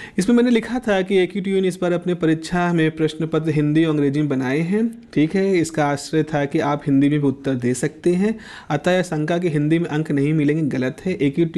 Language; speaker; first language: Hindi; native; Hindi